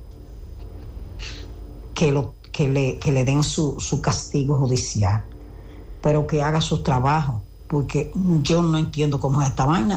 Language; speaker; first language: Spanish; native; Spanish